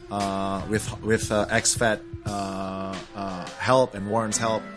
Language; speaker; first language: English; early bilingual, other home language; Indonesian